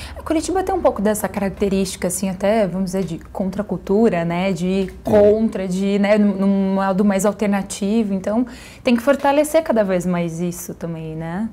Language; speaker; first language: Portuguese; native; Portuguese